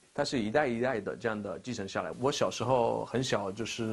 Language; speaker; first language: Chinese; non-native, fluent; Italian